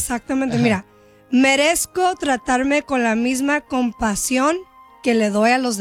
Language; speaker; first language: Spanish; early bilingual, heritage; Spanish